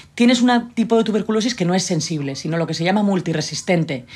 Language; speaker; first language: Spanish; native; Spanish